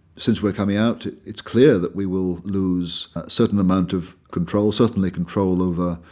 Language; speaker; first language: English; native; English